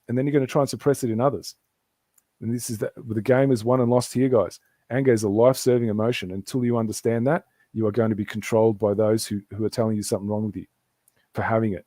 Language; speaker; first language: English; native; English